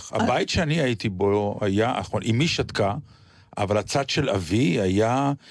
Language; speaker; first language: Hebrew; native; Hebrew